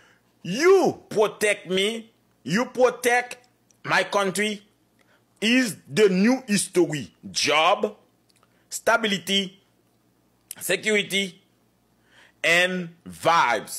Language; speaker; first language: English; non-native, learner; Haitian Creole